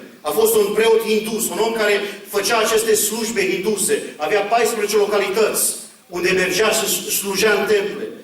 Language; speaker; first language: Romanian; early bilingual, heritage; Romanian